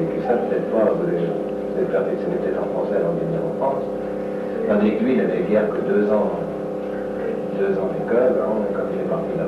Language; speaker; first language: French; native; French